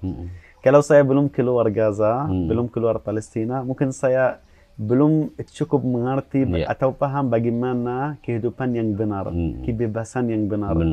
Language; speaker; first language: Indonesian; non-native, fluent; Arabic